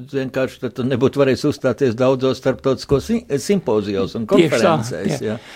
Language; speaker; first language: Latvian; native; Latvian